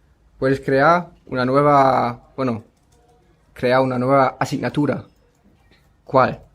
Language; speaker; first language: Spanish; non-native, fluent; German